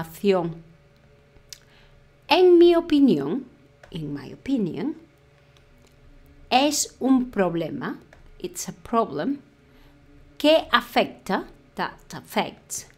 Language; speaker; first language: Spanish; non-native, fluent; English